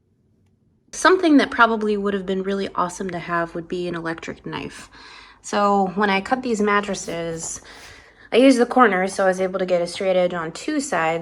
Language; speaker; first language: English; native; English